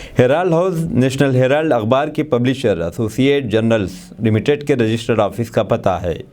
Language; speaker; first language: Urdu; native; Urdu